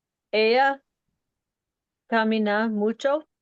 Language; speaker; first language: Spanish; non-native, learner; English